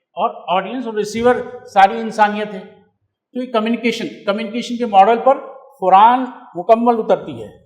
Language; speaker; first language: Urdu; native; Urdu